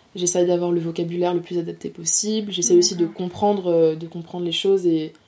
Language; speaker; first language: French; native; French